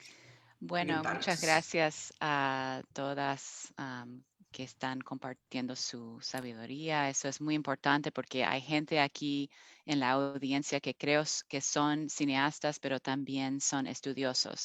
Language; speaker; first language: Spanish; non-native, fluent; English